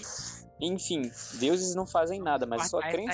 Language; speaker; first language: Portuguese; native; Portuguese